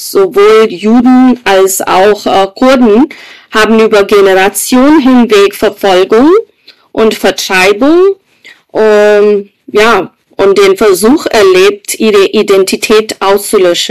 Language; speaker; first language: German; non-native, fluent; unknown